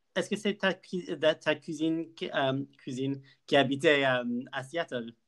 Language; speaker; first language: French; non-native, learner; English